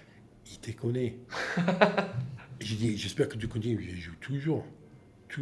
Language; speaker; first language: French; non-native, fluent; English